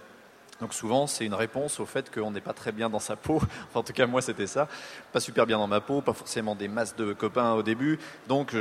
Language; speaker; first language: French; native; French